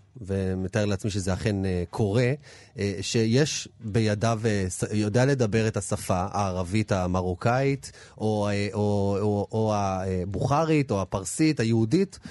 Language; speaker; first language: Hebrew; native; Hebrew